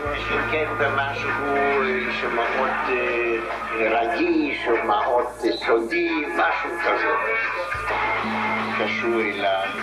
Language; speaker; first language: Hebrew; non-native, fluent; Polish